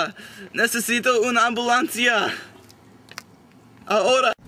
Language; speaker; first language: Spanish; non-native, learner; English